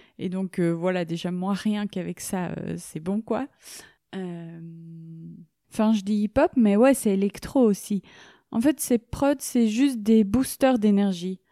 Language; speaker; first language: French; native; French